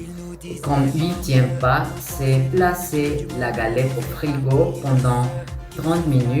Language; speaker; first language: French; non-native, learner; Spanish